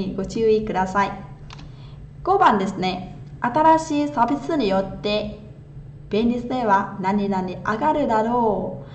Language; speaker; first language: Japanese; non-native, fluent; Vietnamese